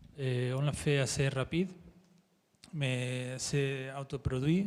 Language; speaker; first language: French; non-native, fluent; Spanish